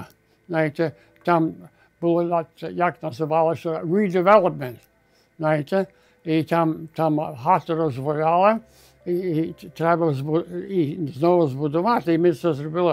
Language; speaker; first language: Ukrainian; early bilingual, heritage; Ukrainian